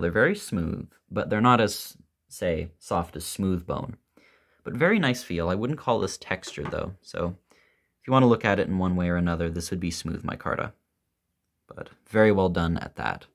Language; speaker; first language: English; native; English